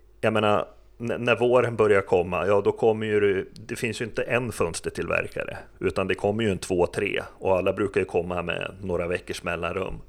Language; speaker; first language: Swedish; native; Swedish